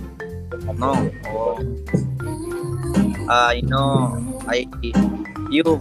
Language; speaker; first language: English; non-native, learner; Indonesian